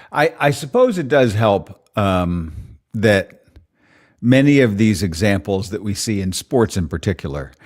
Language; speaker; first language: English; native; English